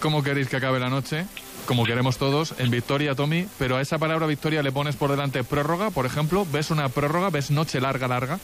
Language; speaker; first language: Spanish; native; Spanish